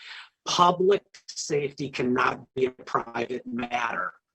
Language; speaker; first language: English; native; English